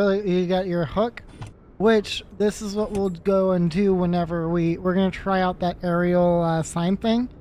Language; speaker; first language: English; native; English